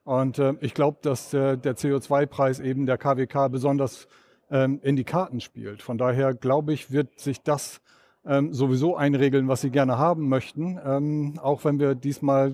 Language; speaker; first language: German; native; German